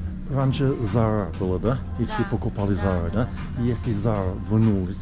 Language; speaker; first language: Russian; non-native, learner; English